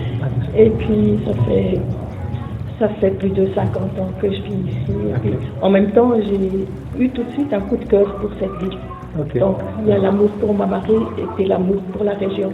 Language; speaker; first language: French; native; French